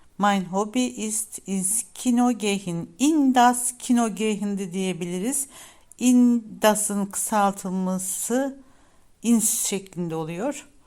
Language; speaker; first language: Turkish; native; Turkish